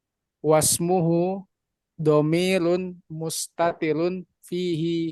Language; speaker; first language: Arabic; non-native, learner; Indonesian